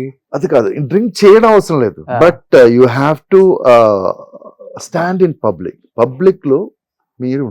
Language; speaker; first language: Telugu; non-native, learner; Malayalam